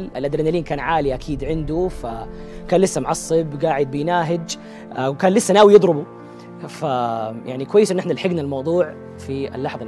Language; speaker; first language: Arabic; native; Arabic